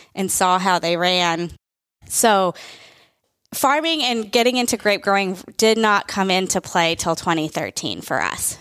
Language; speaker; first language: English; early bilingual, other home language; Telugu